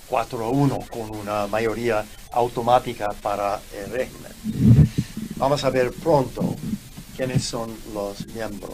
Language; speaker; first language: Spanish; non-native, fluent; English